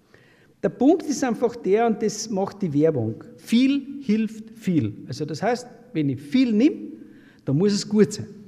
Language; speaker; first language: German; native; German